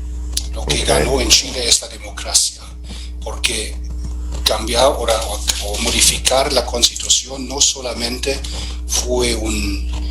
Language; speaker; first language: Spanish; non-native, fluent; German